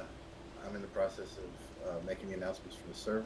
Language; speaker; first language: English; native; English